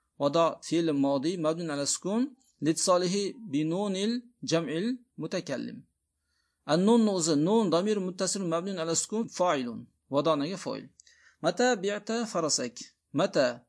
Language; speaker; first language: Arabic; non-native, fluent; Uzbek